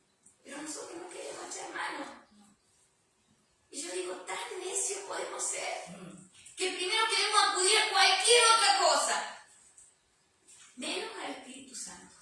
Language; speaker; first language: Spanish; native; Spanish